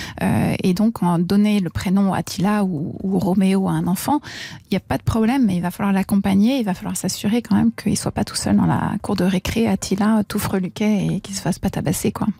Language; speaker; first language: French; native; French